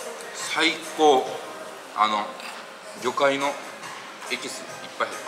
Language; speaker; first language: Japanese; native; Japanese